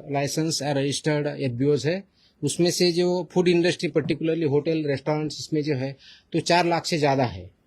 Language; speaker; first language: Hindi; non-native, local second language; Marathi